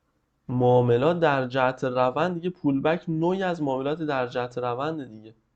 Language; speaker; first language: Persian; native; Persian